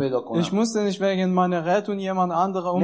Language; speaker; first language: German; non-native, learner; Persian